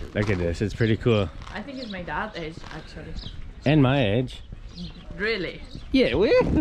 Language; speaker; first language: English; non-native, fluent; Croatian